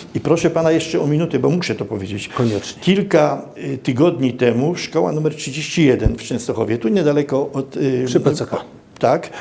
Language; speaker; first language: Polish; native; Polish